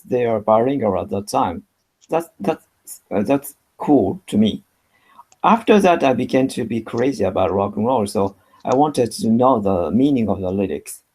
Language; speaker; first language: English; non-native, learner; Japanese